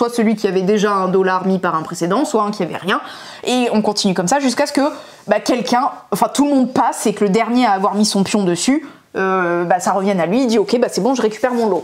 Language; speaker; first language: French; native; French